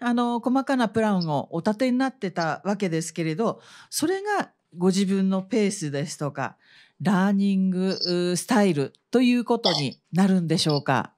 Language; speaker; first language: Japanese; native; Japanese